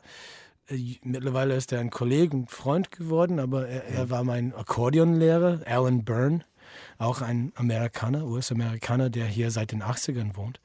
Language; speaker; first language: German; non-native, fluent; English